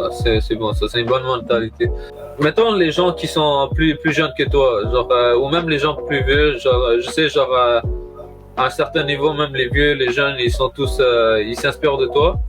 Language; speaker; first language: French; native; French